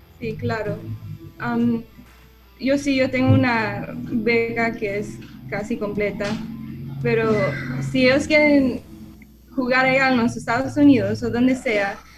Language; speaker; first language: Spanish; early bilingual, heritage; English